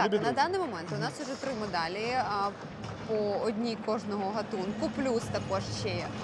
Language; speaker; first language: Ukrainian; native; Ukrainian